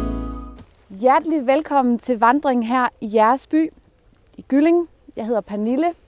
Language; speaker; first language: Danish; native; Danish